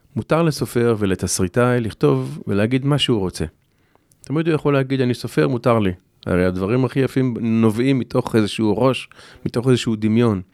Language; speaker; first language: Hebrew; native; Hebrew